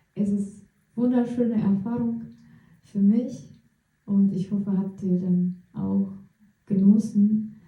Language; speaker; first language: German; non-native, fluent; Russian